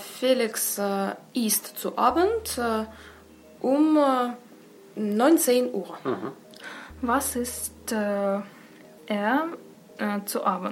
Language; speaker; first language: German; non-native, learner; Russian